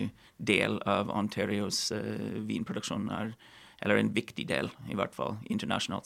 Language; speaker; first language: Norwegian; non-native, fluent; English